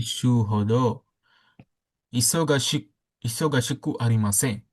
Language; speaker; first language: Japanese; non-native, learner; Sinhala